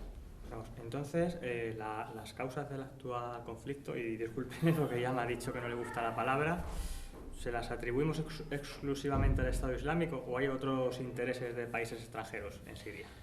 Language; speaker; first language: Spanish; native; Spanish